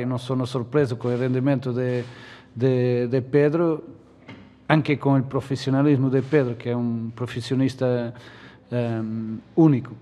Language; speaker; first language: Italian; non-native, fluent; Portuguese